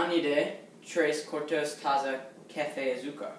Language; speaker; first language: Spanish; non-native, learner; English